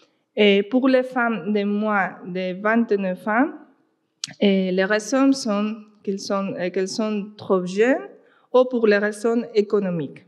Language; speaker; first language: French; non-native, fluent; Spanish